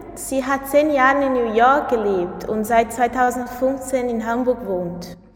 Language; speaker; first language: German; non-native, fluent; Portuguese